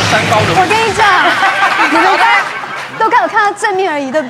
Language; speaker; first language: Chinese; native; Chinese